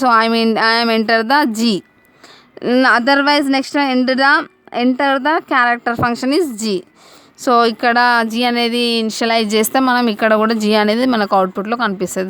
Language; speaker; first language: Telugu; native; Telugu